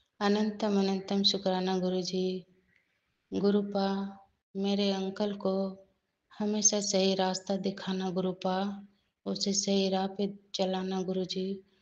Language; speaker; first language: Hindi; native; Hindi